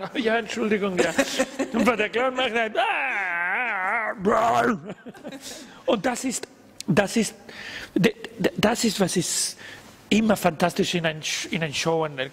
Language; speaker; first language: German; non-native, learner; Spanish